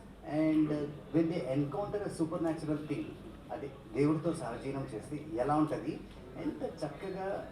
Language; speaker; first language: Telugu; native; Telugu